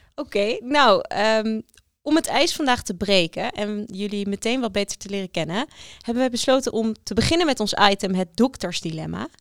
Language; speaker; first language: Dutch; native; Dutch